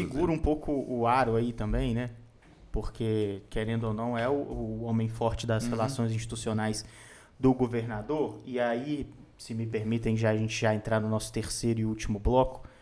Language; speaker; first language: Portuguese; native; Portuguese